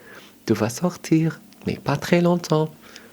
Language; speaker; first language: French; early bilingual, other home language; Arabic